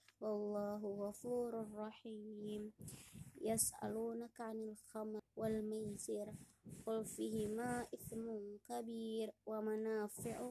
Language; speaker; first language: Arabic; non-native, learner; Indonesian